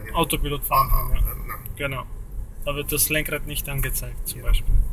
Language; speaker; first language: German; native; German